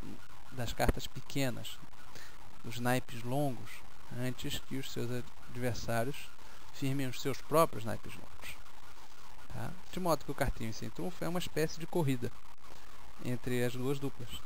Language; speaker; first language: Portuguese; native; Portuguese